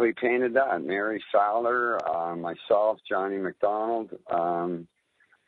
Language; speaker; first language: English; native; English